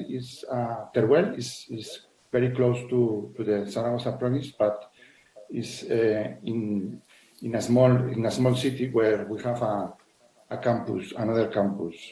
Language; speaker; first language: English; non-native, learner; Spanish